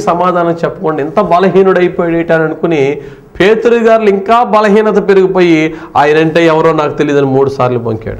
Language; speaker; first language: Telugu; native; Telugu